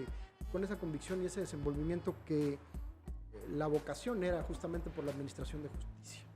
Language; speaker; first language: Spanish; native; Spanish